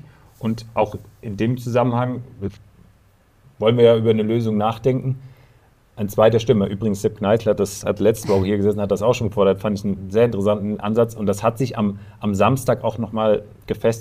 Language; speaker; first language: German; native; German